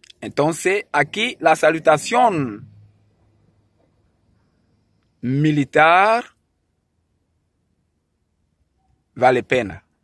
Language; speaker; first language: Spanish; non-native, learner; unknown